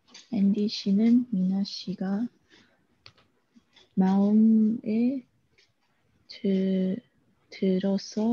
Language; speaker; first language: Korean; non-native, learner; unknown